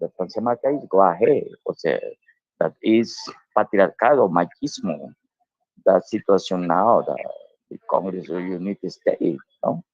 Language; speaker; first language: English; non-native, learner; Spanish